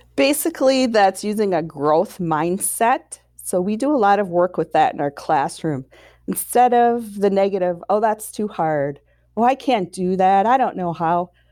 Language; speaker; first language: English; native; English